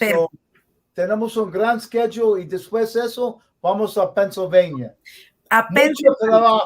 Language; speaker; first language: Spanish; non-native, learner; English